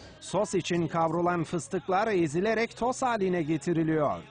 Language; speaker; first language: Turkish; native; Turkish